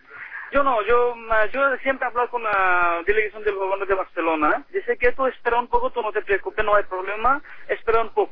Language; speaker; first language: Spanish; non-native, learner; Bangla